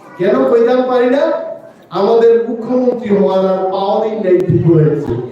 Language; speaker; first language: Bangla; non-native, local second language; Kok Borok